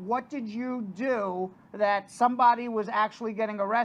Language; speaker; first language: English; native; English